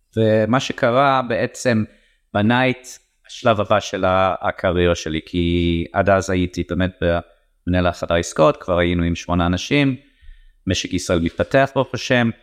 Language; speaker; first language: Hebrew; non-native, fluent; English